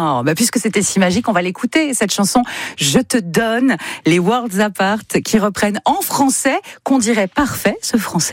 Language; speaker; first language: French; native; French